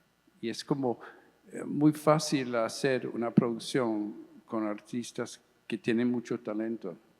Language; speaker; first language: Spanish; early bilingual, heritage; English